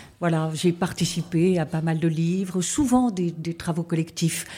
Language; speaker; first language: French; native; French